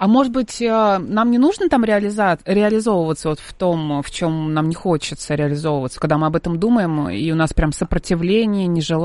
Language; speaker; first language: Russian; native; Russian